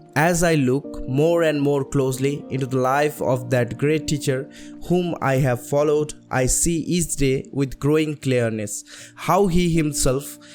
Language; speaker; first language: English; non-native, local second language; Bangla